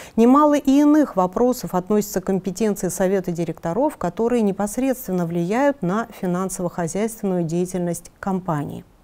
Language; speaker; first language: Russian; native; Russian